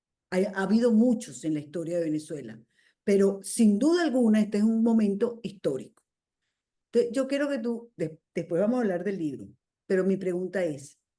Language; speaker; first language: Spanish; native; Spanish